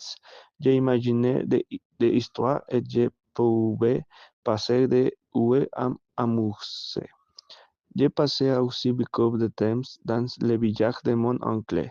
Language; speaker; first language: French; non-native, learner; Spanish